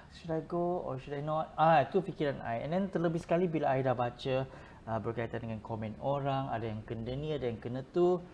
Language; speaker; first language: Malay; early bilingual, other home language; Filipino